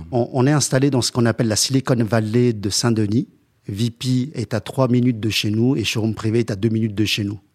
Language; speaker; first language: French; early bilingual, other home language; Chinese